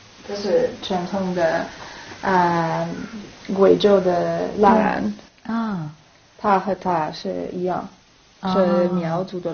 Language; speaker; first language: Chinese; non-native, learner; French